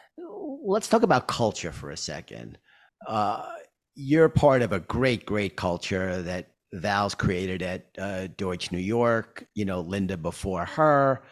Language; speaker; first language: English; native; English